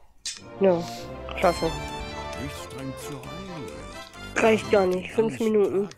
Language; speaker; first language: German; native; German